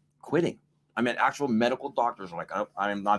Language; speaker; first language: English; native; English